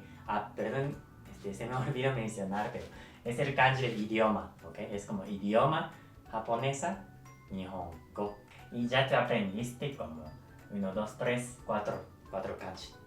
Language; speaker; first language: Spanish; non-native, fluent; Japanese